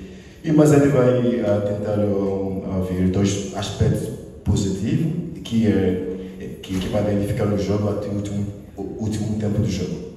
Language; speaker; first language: Portuguese; non-native, fluent; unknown